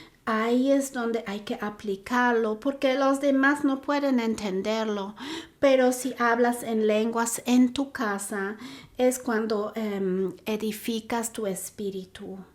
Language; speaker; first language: Spanish; non-native, fluent; German